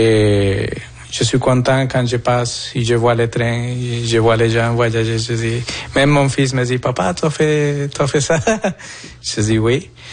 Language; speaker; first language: French; non-native, fluent; Spanish